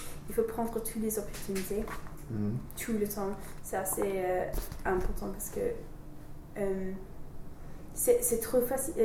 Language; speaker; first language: French; non-native, learner; English